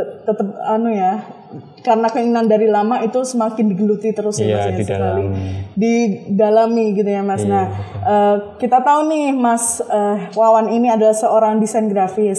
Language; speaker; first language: Indonesian; native; Indonesian